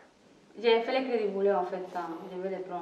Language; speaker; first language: French; native; French